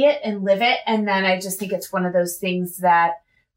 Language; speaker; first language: English; native; English